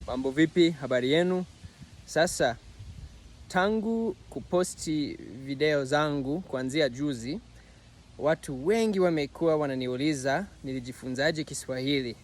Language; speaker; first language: Swahili; non-native, fluent; English